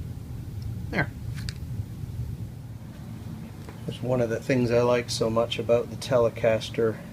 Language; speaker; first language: English; native; English